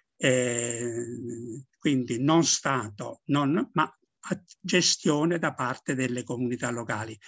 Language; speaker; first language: Italian; native; Italian